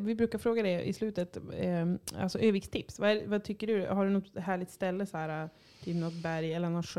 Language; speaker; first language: Swedish; native; Swedish